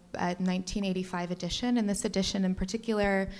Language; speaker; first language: English; native; English